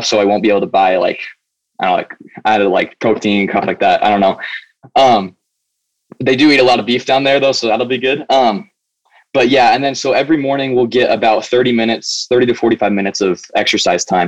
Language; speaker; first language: English; native; English